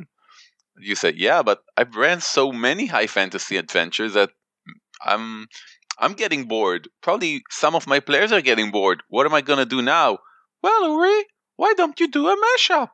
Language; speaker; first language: English; non-native, fluent; Hebrew